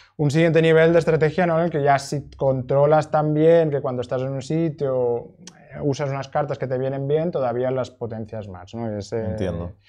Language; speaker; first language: Spanish; native; Spanish